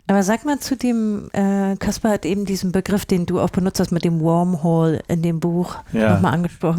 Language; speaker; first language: German; native; German